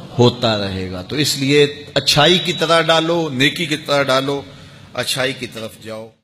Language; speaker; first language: Urdu; native; Urdu